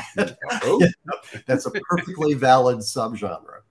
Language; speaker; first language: English; native; English